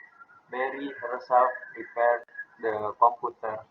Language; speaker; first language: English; non-native, fluent; Indonesian